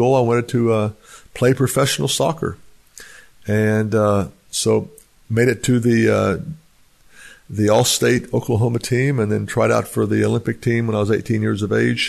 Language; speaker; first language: English; native; English